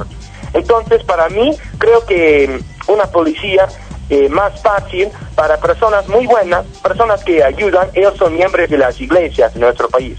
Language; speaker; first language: Spanish; non-native, learner; English